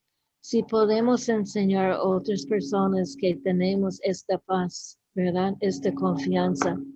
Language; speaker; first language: Spanish; non-native, fluent; English